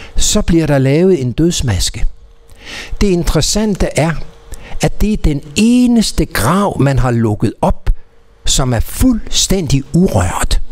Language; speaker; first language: Danish; native; Danish